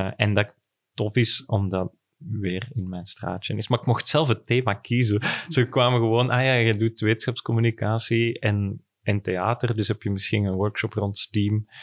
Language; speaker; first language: Dutch; native; Dutch